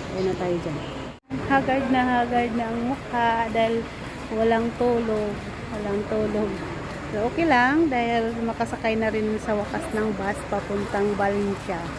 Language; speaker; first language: Filipino; non-native, local second language; Cebuano